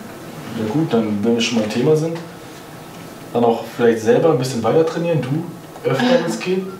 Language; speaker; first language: German; native; German